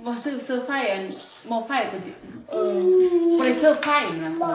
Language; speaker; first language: Chinese; non-native, learner; Lao